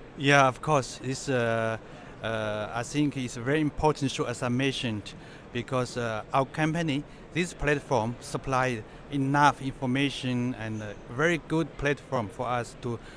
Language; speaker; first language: English; non-native, fluent; Chinese